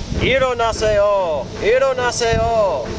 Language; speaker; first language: Korean; non-native, learner; English